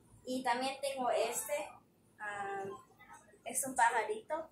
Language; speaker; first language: Spanish; early bilingual, heritage; Spanish